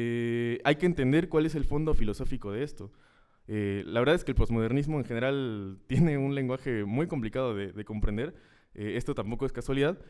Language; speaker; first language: Spanish; native; Spanish